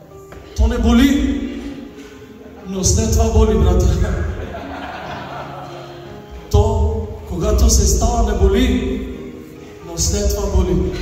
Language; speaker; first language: Bulgarian; non-native, local second language; Turkish